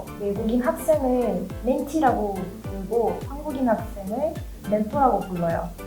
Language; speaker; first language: Korean; non-native, fluent; Russian